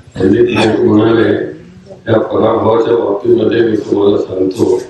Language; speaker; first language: Hindi; non-native, local second language; Marathi